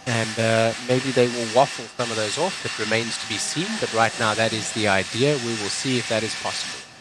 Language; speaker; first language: English; native; English